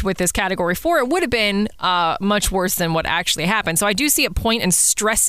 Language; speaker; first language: English; native; English